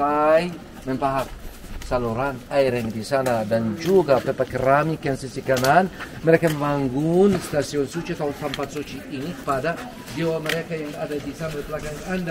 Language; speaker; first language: Indonesian; non-native, learner; Arabic